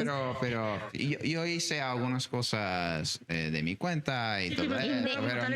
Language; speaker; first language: Spanish; non-native, fluent; English